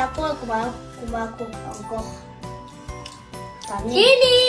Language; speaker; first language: French; early bilingual, other home language; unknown